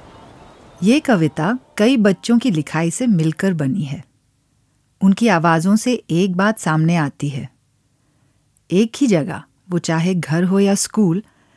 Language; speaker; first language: Hindi; native; Hindi